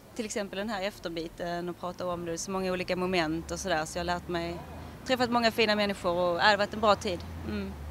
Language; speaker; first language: Swedish; native; Swedish